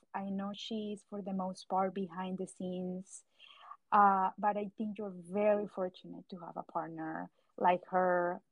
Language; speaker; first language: English; non-native, fluent; Spanish